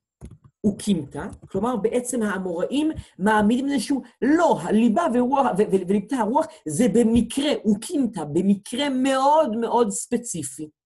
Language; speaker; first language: Hebrew; native; Hebrew